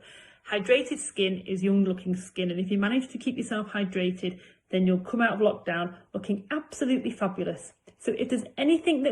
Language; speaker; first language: English; native; English